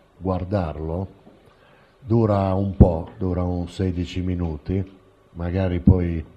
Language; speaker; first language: Italian; native; Italian